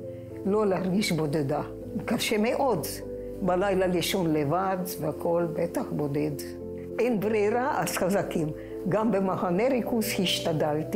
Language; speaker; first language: Hebrew; non-native, fluent; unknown